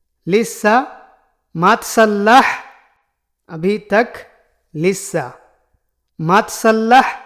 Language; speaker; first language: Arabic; non-native, fluent; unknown